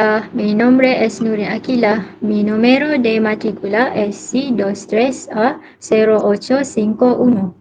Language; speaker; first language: Spanish; non-native, learner; Malay